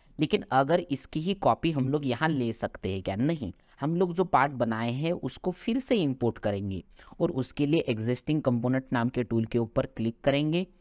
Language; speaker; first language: Hindi; non-native, local second language; Marathi